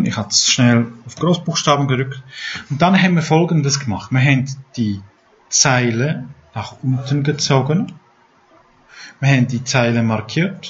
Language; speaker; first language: German; non-native, fluent; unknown